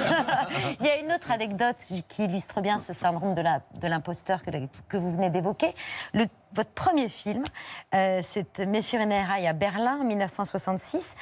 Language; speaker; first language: French; native; French